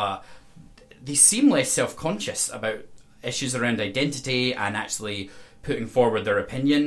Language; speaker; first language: English; native; English